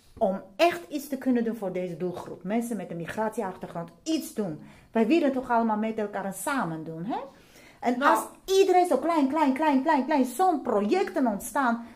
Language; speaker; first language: Dutch; non-native, fluent; Armenian